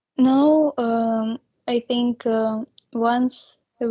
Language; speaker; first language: English; non-native, learner; Russian